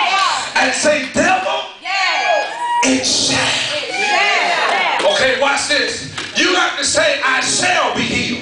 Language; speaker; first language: English; native; English